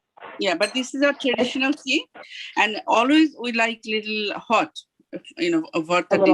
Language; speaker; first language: English; non-native, fluent; Bangla